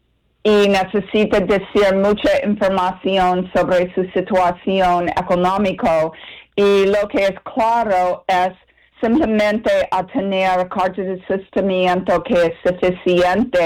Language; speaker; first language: Spanish; non-native, learner; English